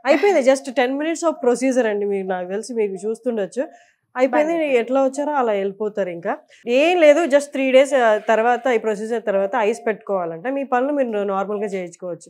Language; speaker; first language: Telugu; native; Telugu